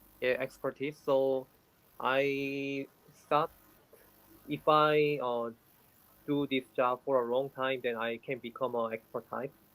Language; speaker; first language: English; non-native, learner; Korean